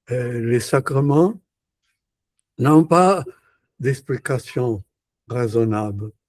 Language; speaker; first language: French; non-native, learner; Portuguese